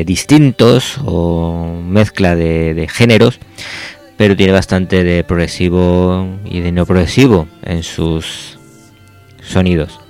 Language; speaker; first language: Spanish; native; Spanish